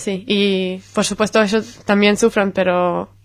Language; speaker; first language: Spanish; non-native, fluent; Hebrew